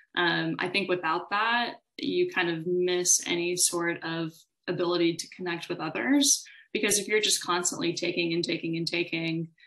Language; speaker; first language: English; native; English